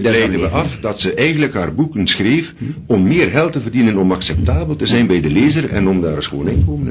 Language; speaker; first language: Dutch; native; Dutch